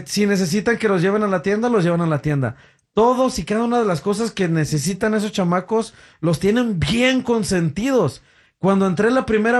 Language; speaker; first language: Spanish; native; Spanish